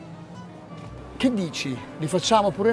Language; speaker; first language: Italian; native; Italian